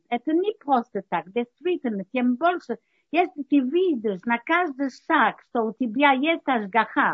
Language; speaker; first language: Russian; early bilingual, heritage; Russian